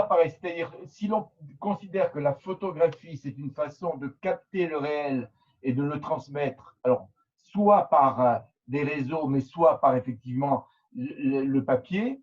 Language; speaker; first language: French; native; French